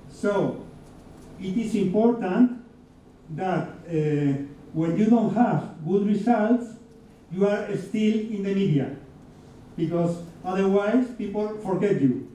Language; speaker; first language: English; non-native, fluent; Spanish